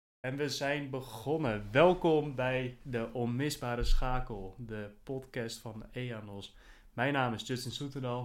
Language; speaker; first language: Dutch; native; Dutch